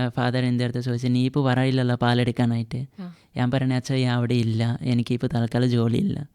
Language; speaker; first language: Malayalam; non-native, fluent; Assamese